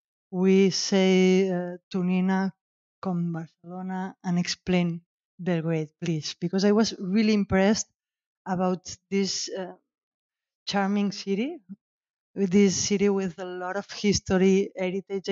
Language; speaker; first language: English; non-native, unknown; Catalan